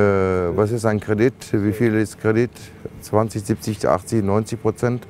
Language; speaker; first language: German; non-native, fluent; Turkish